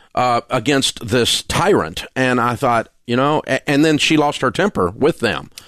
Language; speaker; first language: English; native; English